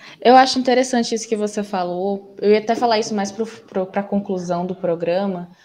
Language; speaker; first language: Portuguese; native; Portuguese